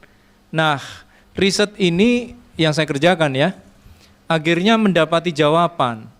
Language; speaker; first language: Indonesian; native; Indonesian